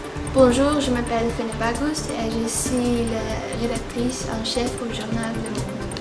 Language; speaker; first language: French; non-native, learner; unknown